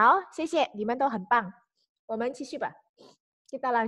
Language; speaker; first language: Chinese; non-native, fluent; Indonesian